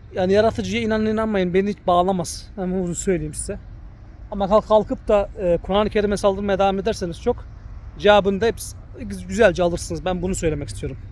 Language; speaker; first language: Turkish; early bilingual, heritage; Turkish